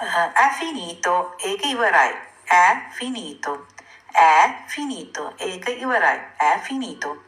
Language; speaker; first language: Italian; non-native, fluent; Sinhala